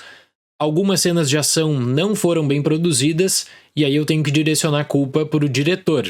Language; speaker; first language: Portuguese; native; Portuguese